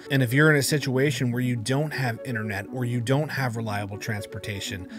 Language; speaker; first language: English; native; English